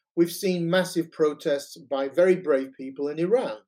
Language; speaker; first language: English; native; English